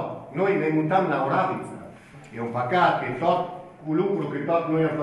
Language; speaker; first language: Romanian; non-native, learner; Italian